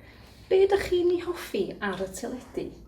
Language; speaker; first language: Welsh; native; Welsh